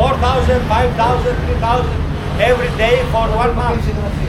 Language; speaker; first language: English; non-native, learner; Greek